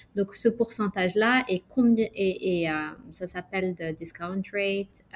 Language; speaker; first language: French; non-native, local second language; Arabic